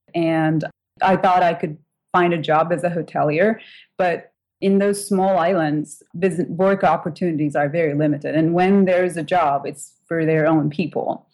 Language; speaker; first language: English; non-native, fluent; Turkish